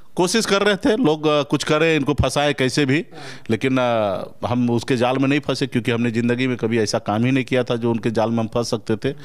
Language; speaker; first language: Hindi; native; Hindi